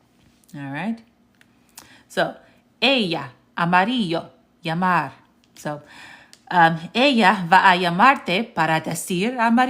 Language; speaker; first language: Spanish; non-native, fluent; English